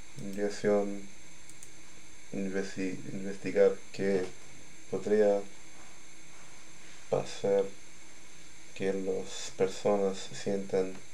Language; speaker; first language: Spanish; non-native, learner; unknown